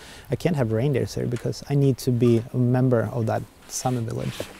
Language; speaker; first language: English; non-native, fluent; Swedish